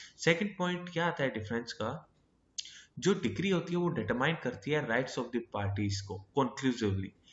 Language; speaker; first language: Hindi; native; Hindi